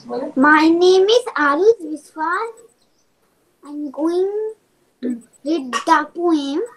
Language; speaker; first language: English; non-native, learner; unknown